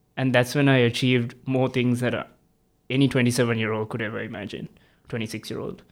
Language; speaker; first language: English; non-native, local second language; Tamil